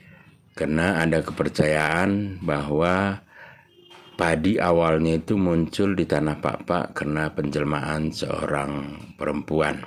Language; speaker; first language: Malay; non-native, local second language; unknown